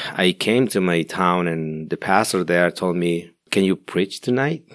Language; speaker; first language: English; non-native, learner; Spanish